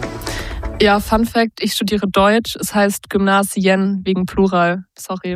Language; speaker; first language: German; native; German